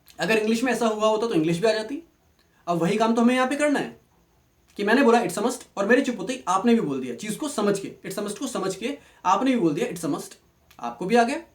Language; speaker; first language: Hindi; native; Hindi